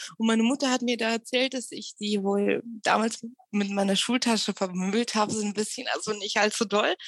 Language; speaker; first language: German; early bilingual, other home language; Russian